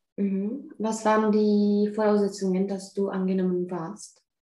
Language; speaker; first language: German; non-native, fluent; Czech